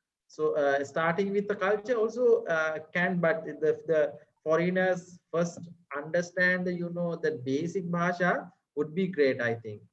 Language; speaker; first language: English; non-native, fluent; Sinhala